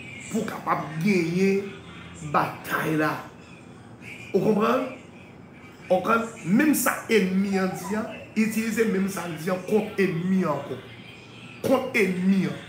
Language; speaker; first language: French; native; French